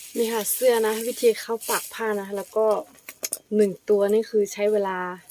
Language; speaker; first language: Thai; non-native, local second language; Karen languages